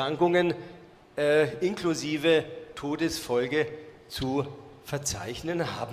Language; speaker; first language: German; native; German